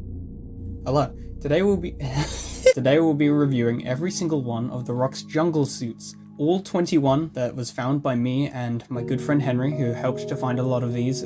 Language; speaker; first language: English; native; English